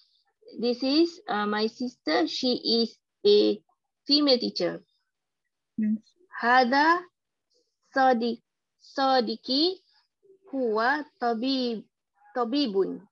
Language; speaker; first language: English; non-native, learner; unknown